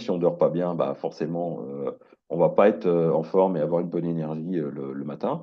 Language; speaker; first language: French; native; French